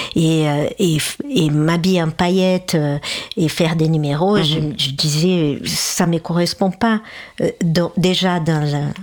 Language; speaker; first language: French; non-native, fluent; Portuguese